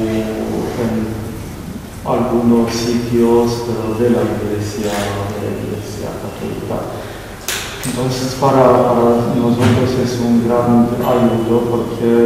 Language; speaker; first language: Spanish; non-native, learner; Romanian